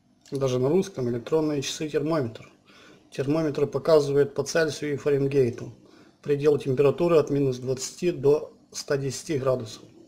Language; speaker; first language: Russian; native; Russian